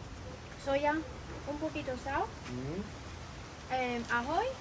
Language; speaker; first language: Spanish; non-native, learner; English